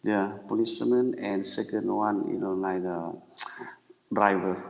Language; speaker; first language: English; non-native, learner; Vietnamese